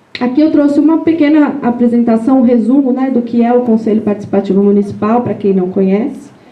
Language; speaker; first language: Portuguese; native; Portuguese